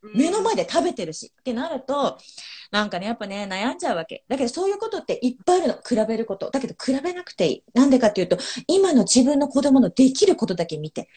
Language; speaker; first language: Japanese; native; Japanese